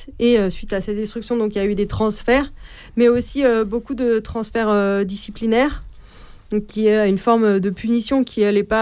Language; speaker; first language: French; native; French